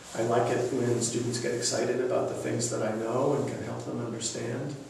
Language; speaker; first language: English; native; English